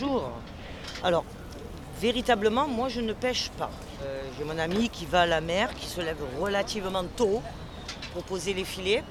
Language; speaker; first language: French; native; French